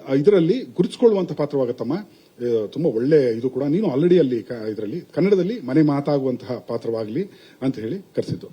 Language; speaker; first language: Kannada; native; Kannada